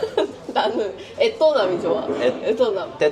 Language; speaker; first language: Korean; non-native, fluent; Japanese